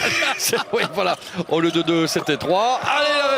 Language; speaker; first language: French; native; French